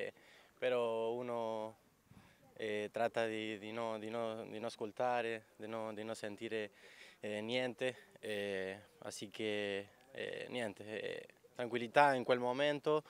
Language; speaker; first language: Italian; non-native, fluent; Spanish